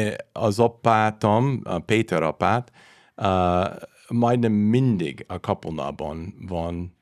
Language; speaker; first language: Hungarian; non-native, learner; English